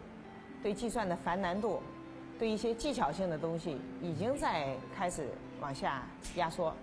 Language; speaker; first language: Chinese; native; Chinese